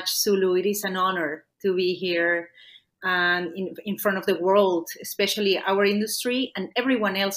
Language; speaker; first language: English; non-native, fluent; Spanish